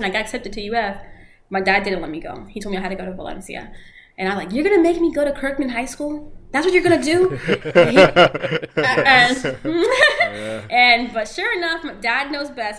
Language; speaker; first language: English; early bilingual, other home language; Spanish